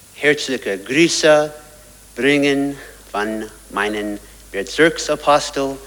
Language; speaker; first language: German; non-native, learner; English